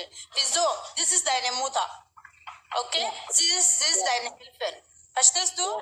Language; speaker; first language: German; non-native, learner; Oromo